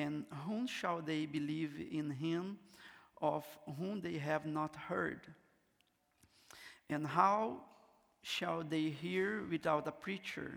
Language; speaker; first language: English; non-native, learner; Portuguese